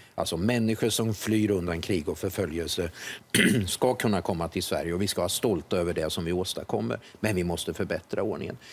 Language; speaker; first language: Swedish; native; Swedish